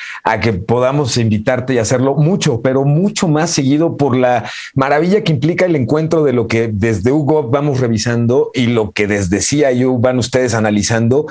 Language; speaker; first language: Spanish; native; Spanish